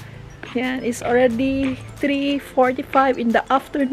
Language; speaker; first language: English; non-native, learner; Filipino